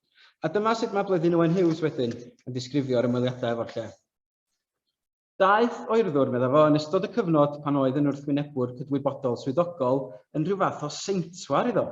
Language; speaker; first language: Welsh; native; Welsh